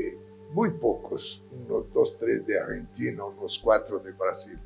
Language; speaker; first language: Spanish; non-native, fluent; Portuguese